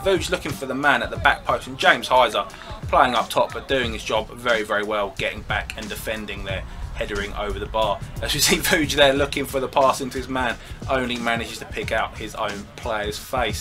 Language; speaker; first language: English; native; English